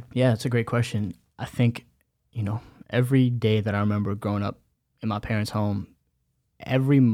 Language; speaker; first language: English; early bilingual, other home language; Bangla